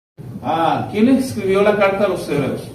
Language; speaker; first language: Spanish; native; Spanish